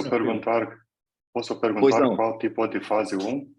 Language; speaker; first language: Portuguese; non-native, fluent; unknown